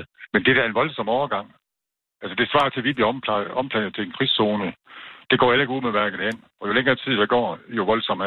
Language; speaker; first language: Danish; native; Danish